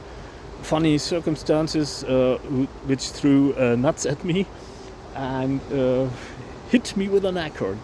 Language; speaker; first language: English; non-native, fluent; German